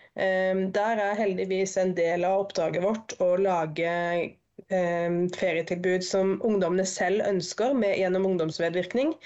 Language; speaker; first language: Norwegian; native; Norwegian